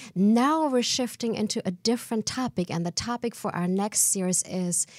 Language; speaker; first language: English; non-native, fluent; German